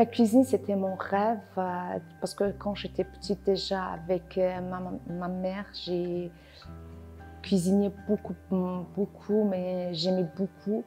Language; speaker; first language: French; non-native, learner; Persian